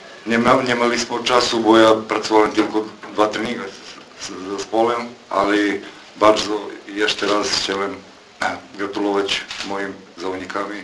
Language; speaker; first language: Polish; non-native, learner; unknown